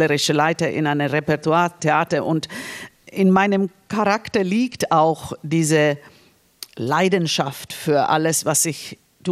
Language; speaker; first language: German; non-native, fluent; Finnish